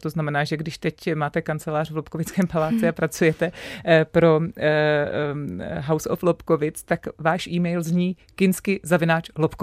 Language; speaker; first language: Czech; native; Czech